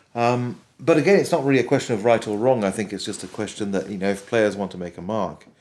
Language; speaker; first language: English; native; English